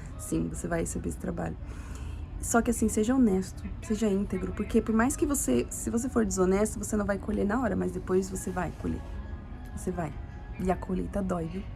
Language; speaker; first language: Portuguese; native; Portuguese